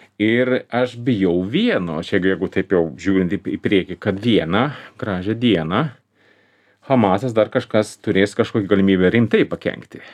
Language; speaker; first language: Lithuanian; non-native, fluent; Swedish